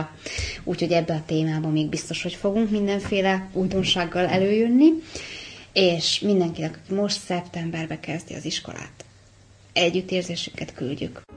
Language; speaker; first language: Hungarian; native; Hungarian